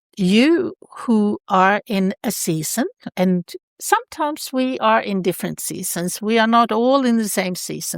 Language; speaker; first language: English; non-native, fluent; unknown